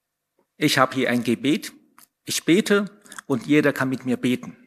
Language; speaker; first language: German; non-native, fluent; Chinese